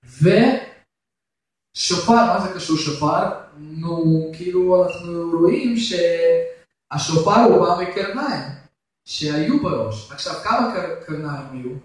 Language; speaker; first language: Hebrew; non-native, fluent; Russian